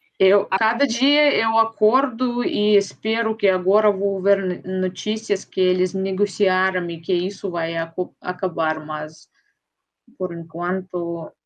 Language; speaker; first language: Portuguese; non-native, fluent; Russian